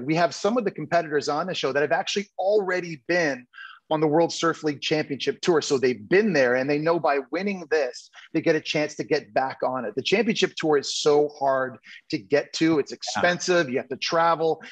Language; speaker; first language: English; native; English